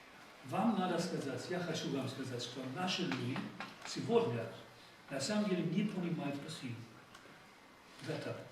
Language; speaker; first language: Russian; non-native, fluent; German